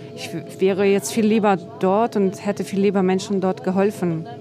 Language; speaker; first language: German; non-native, fluent; Russian